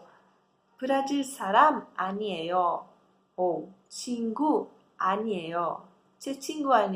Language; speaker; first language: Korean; non-native, fluent; Portuguese